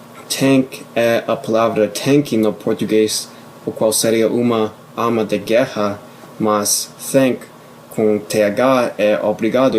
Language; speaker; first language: Portuguese; non-native, fluent; English